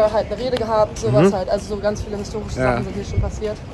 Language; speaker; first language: German; native; German